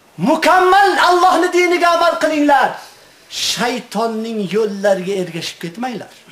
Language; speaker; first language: Uzbek; native; Uzbek